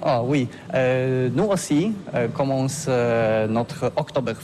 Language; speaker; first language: French; non-native, learner; Polish